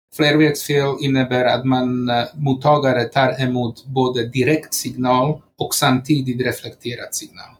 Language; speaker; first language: Swedish; non-native, fluent; Slovak